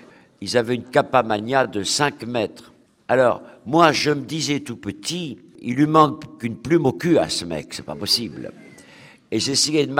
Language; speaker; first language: French; native; French